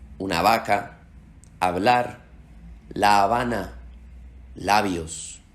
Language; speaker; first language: Spanish; early bilingual, heritage; Slovak